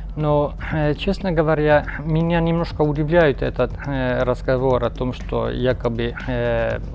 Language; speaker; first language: Russian; non-native, fluent; Finnish